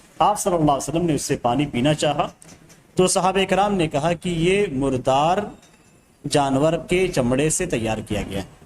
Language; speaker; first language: Urdu; native; Urdu